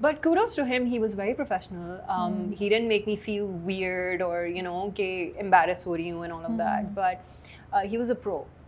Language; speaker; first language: English; non-native, local second language; Hindi